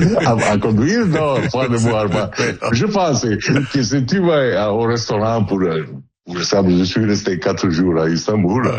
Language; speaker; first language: French; non-native, learner; Italian